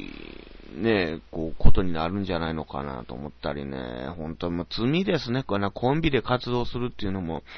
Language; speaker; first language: Japanese; native; Japanese